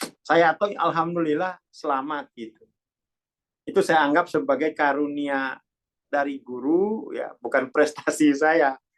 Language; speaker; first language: Indonesian; non-native, local second language; Javanese